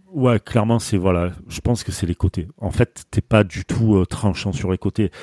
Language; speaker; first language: French; native; French